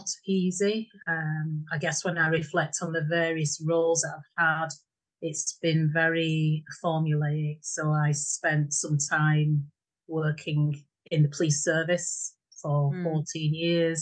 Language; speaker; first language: English; native; English